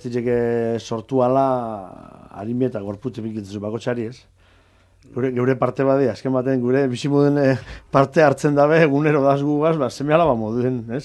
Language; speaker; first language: Basque; native; Basque